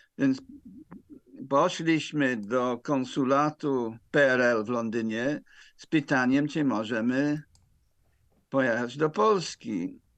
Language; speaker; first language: Polish; non-native, fluent; English